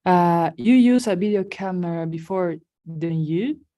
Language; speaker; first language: English; non-native, learner; Spanish